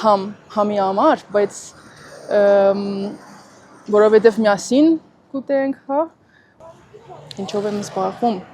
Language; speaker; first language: Armenian; non-native, learner; Italian